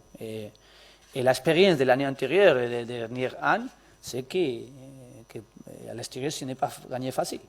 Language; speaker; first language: French; non-native, learner; Spanish